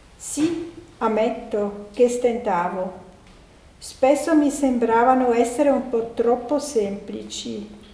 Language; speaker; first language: Italian; non-native, fluent; German